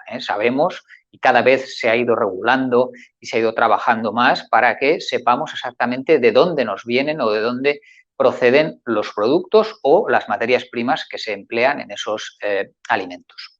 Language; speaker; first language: Spanish; native; Spanish